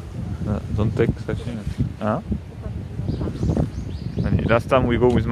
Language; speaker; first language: English; non-native, learner; French